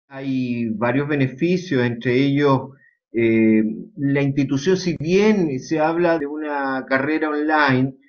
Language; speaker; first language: Spanish; native; Spanish